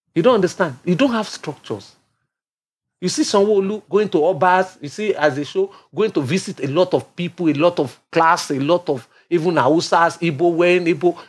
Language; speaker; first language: English; non-native, local second language; Yoruba